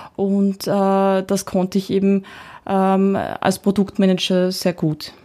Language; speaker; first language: German; early bilingual, heritage; Czech